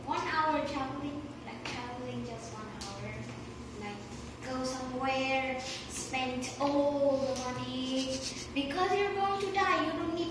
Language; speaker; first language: English; non-native, learner; Vietnamese